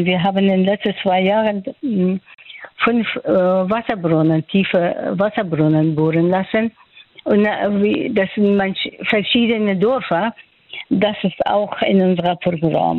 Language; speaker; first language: German; non-native, fluent; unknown